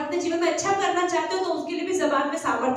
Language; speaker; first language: Hindi; native; Hindi